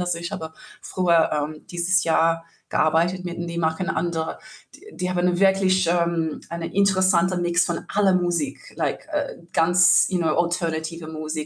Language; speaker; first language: German; non-native, learner; English